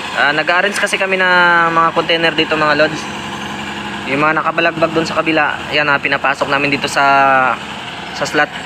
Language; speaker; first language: Filipino; non-native, local second language; Cebuano